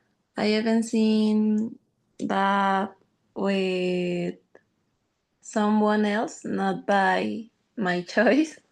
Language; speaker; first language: English; non-native, learner; Spanish